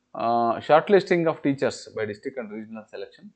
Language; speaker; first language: English; non-native, local second language; Kannada